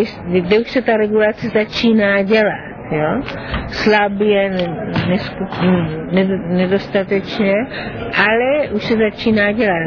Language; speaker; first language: Czech; non-native, fluent; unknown